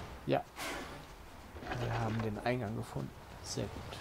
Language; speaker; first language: German; native; German